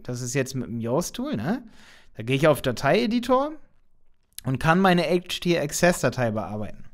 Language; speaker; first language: German; native; German